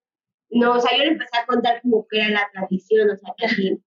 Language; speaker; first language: Spanish; early bilingual, heritage; Spanish